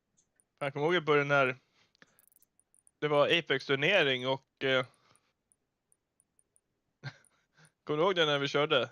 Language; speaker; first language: Swedish; native; Swedish